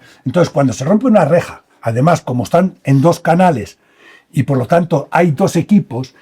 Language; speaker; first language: Spanish; native; Spanish